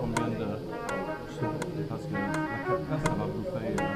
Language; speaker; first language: French; non-native, fluent; English